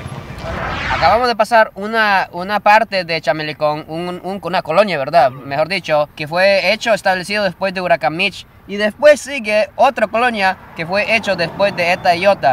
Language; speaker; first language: Spanish; non-native, fluent; Japanese